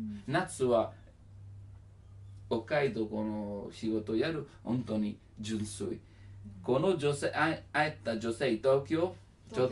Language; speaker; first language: Japanese; non-native, learner; Italian